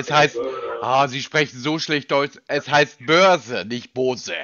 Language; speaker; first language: German; native; German